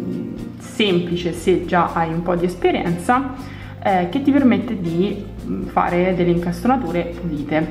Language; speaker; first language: Italian; native; Italian